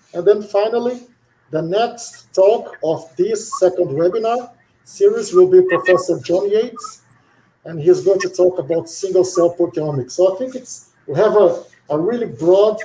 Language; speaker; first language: English; non-native, fluent; Portuguese